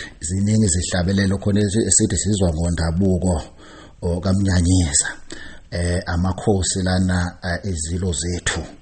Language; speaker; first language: Zulu; native; Zulu